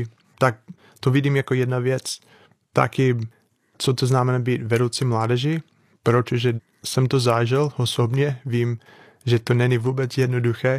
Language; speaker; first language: Czech; non-native, fluent; English